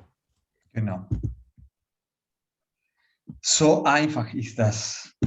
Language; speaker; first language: German; non-native, fluent; Spanish